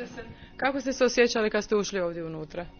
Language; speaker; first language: Croatian; native; Croatian